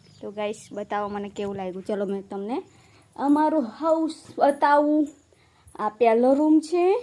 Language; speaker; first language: Gujarati; non-native, local second language; Bhili